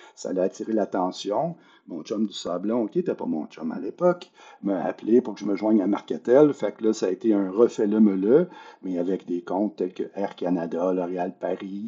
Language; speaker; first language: French; native; French